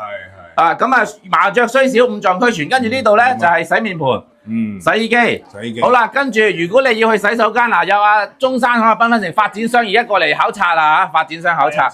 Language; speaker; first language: Cantonese; native; Cantonese